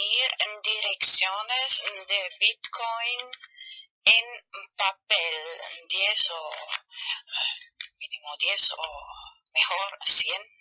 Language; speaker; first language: Spanish; non-native, fluent; German